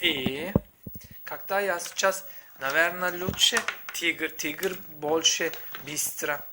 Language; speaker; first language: Russian; non-native, learner; Turkish